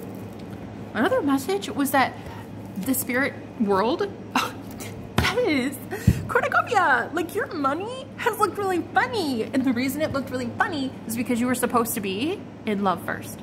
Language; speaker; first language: English; native; English